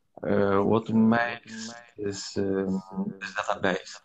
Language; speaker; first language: English; non-native, learner; Polish